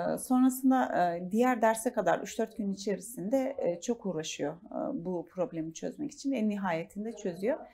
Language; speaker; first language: Turkish; native; Turkish